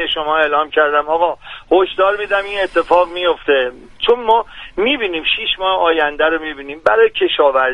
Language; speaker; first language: Persian; native; Persian